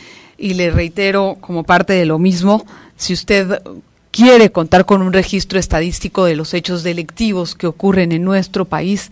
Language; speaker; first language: Spanish; native; Spanish